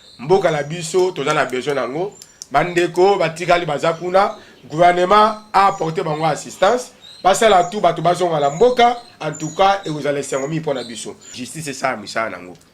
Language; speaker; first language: Lingala; native; Lingala